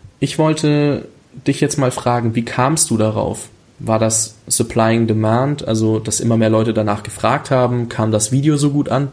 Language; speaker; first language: German; native; German